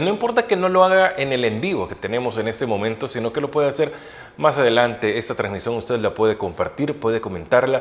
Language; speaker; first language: Spanish; native; Spanish